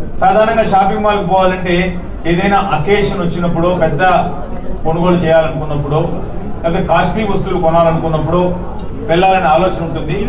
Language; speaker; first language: Telugu; native; Telugu